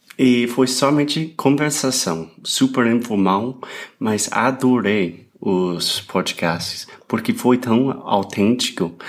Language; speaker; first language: Portuguese; non-native, fluent; English